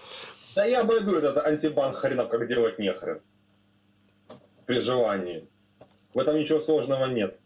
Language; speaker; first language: Russian; native; Russian